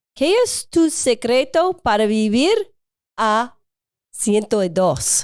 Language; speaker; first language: Spanish; non-native, learner; English